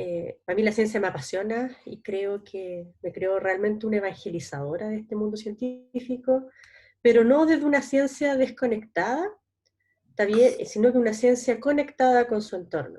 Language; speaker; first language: Spanish; native; Spanish